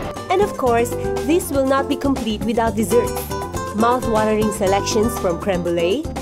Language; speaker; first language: English; non-native, local second language; Filipino